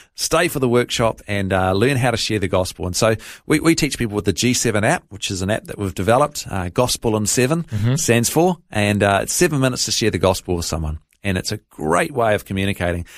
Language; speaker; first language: English; native; English